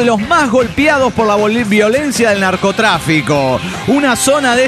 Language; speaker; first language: Spanish; native; Spanish